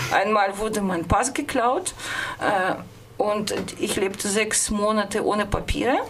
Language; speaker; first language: German; non-native, fluent; Russian